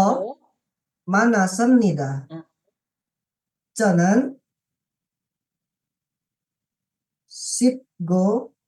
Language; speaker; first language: Korean; non-native, learner; Indonesian